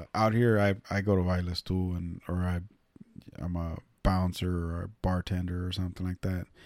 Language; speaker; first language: English; early bilingual, other home language; Spanish